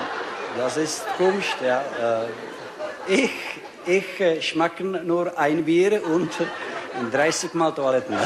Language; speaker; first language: German; non-native, learner; Czech